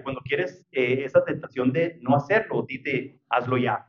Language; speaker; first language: Spanish; early bilingual, heritage; Spanish